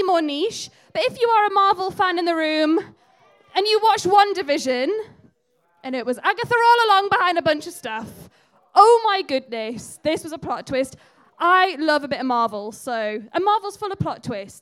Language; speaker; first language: English; native; English